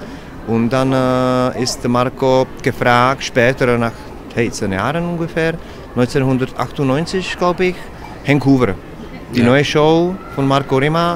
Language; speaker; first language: German; non-native, learner; Czech